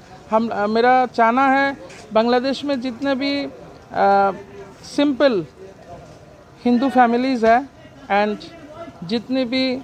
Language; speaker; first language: Hindi; non-native, fluent; Bangla